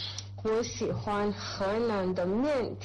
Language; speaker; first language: Chinese; non-native, learner; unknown